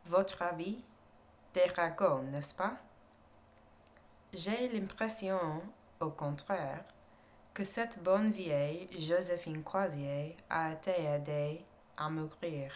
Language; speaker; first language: French; non-native, learner; English